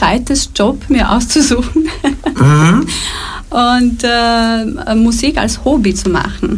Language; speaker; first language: German; non-native, fluent; Romanian